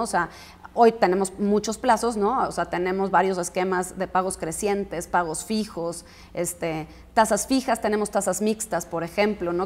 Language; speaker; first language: Spanish; native; Spanish